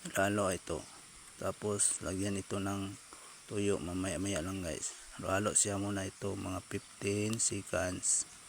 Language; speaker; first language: Filipino; non-native, local second language; Cebuano